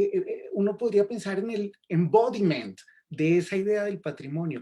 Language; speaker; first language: Spanish; native; Spanish